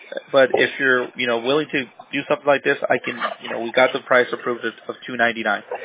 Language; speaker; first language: English; early bilingual, other home language; Spanish